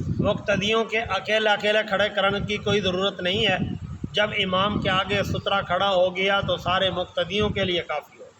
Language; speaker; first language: Urdu; non-native, local second language; Baluchi